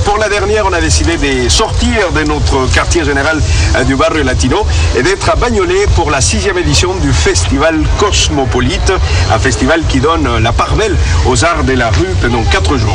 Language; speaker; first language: French; native; French